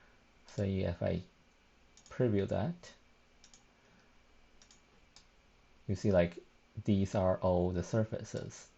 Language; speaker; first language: English; non-native, fluent; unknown